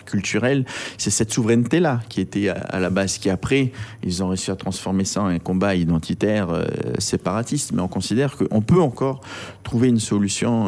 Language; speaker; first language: French; native; French